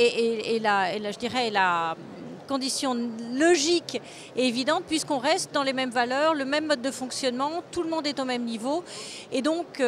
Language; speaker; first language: French; native; French